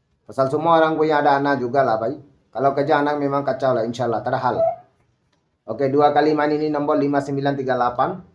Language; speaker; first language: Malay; non-native, learner; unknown